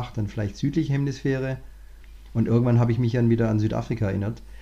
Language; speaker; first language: German; native; German